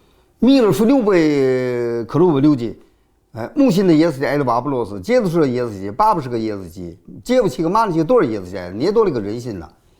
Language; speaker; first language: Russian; non-native, learner; Chinese